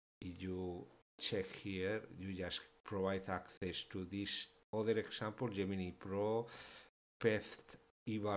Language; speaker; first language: English; non-native, fluent; Spanish